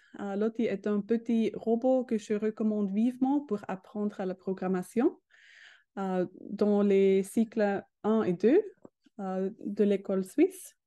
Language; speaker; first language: French; non-native, learner; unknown